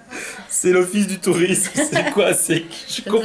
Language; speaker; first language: French; native; French